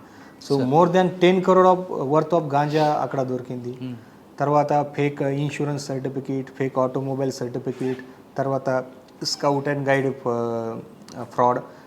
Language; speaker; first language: Telugu; non-native, fluent; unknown